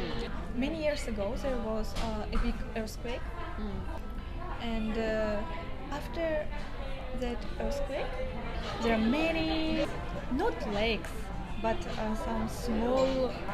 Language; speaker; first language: English; non-native, learner; Russian